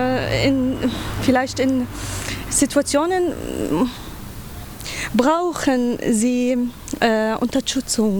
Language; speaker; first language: German; non-native, learner; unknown